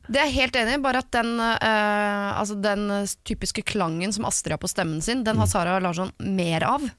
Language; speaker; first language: Norwegian; native; Norwegian